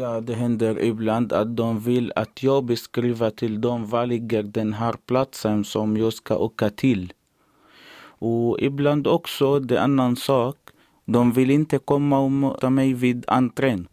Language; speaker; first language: Swedish; non-native, learner; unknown